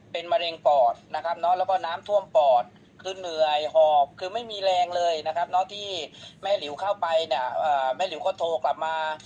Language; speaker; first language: Thai; native; Thai